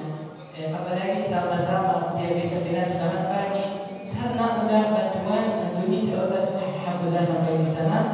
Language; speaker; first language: Indonesian; non-native, learner; Arabic